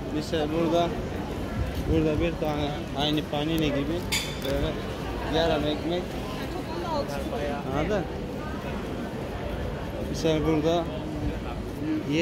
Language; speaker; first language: Turkish; non-native, learner; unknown